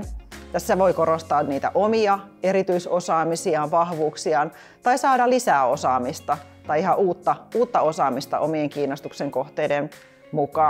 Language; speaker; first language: Finnish; native; Finnish